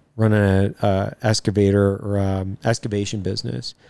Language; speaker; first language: English; native; English